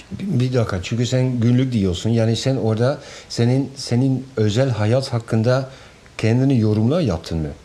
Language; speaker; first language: Turkish; non-native, fluent; Dutch